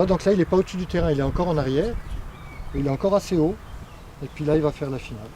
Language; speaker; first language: French; native; French